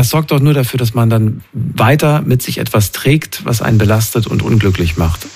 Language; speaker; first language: German; native; German